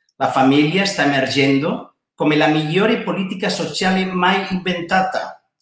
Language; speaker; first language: Italian; non-native, learner; Catalan